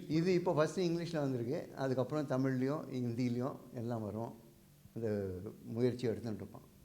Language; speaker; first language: Tamil; non-native, local second language; Hindi